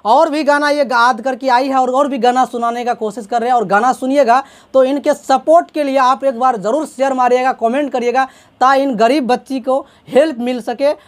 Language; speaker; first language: Hindi; native; Hindi